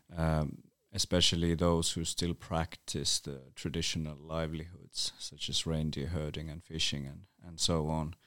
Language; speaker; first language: English; non-native, fluent; Northern Sami